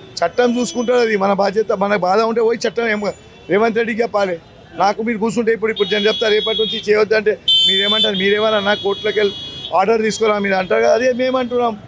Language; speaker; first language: Telugu; non-native, local second language; Gujarati